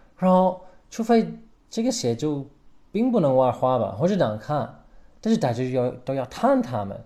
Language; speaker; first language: Chinese; non-native, fluent; English